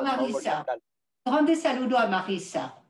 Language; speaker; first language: Spanish; non-native, learner; French